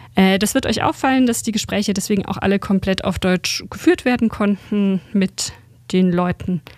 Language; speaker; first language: German; native; German